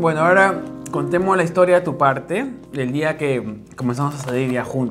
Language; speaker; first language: Spanish; native; Spanish